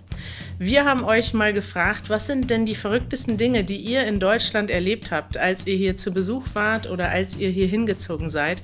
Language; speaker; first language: German; native; German